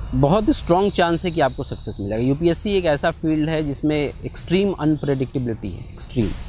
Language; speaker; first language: Hindi; native; Hindi